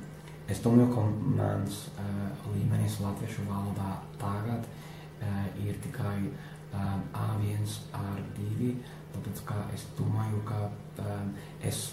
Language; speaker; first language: Latvian; non-native, learner; English